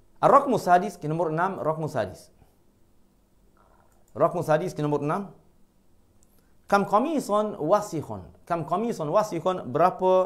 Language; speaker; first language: Arabic; non-native, fluent; Malay